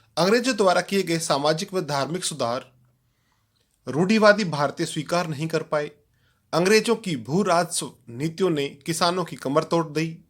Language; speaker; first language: Hindi; native; Hindi